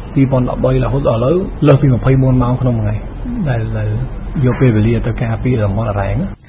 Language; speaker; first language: Khmer; non-native, fluent; Spanish